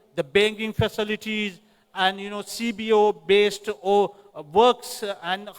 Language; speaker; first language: English; non-native, local second language; Tamil